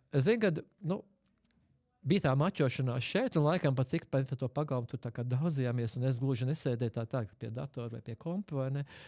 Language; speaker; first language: Latvian; native; Latvian